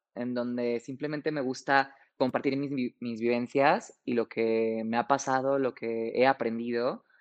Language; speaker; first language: Spanish; native; Spanish